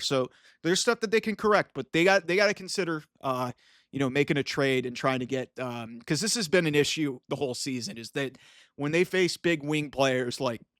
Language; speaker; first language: English; native; English